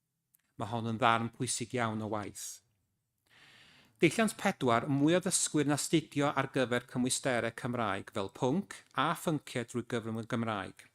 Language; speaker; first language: Welsh; native; Welsh